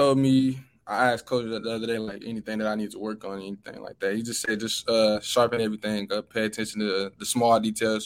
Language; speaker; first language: English; native; English